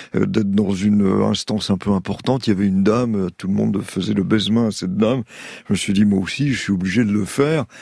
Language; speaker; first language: French; native; French